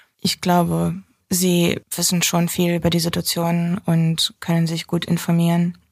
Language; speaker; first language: German; non-native, fluent; Ukrainian